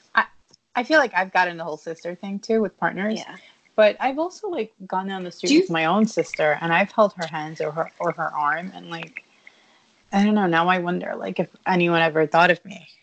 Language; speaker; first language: English; early bilingual, other home language; Spanish